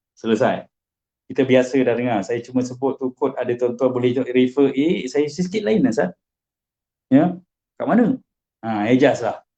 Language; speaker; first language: Malay; native; Malay